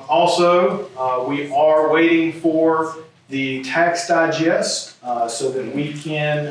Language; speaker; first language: English; native; English